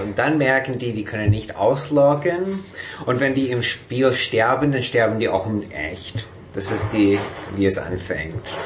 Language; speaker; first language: German; non-native, fluent; English